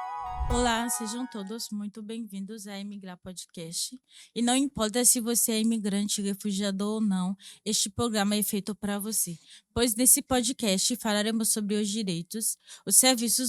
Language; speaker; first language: Portuguese; non-native, fluent; Haitian Creole